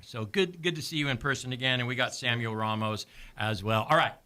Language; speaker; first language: English; native; English